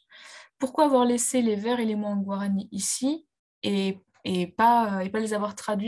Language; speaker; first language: French; native; French